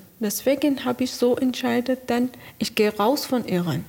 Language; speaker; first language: German; non-native, learner; Persian